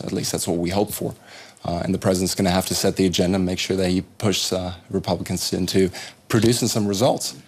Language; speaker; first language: English; non-native, fluent; German